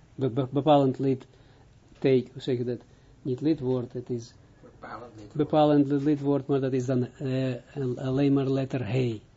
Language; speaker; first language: Dutch; non-native, fluent; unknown